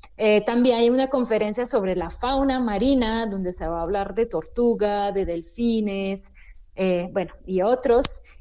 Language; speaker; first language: Spanish; non-native, fluent; French